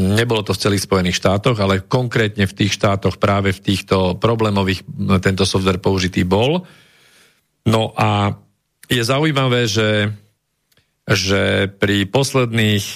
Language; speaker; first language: Slovak; native; Slovak